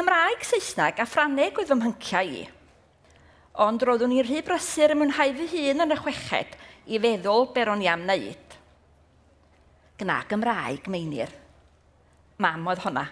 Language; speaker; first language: Welsh; native; Welsh